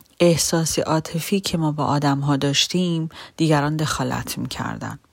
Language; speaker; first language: Persian; native; Persian